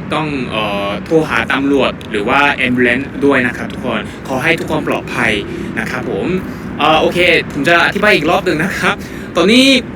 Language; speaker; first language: Thai; non-native, fluent; Korean